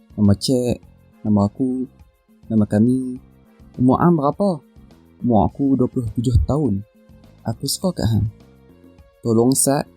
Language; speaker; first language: Malay; native; Malay